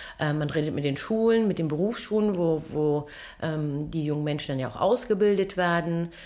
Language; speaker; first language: German; early bilingual, other home language; Turkish